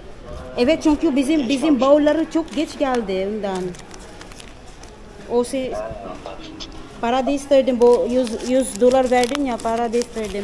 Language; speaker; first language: Turkish; non-native, learner; Filipino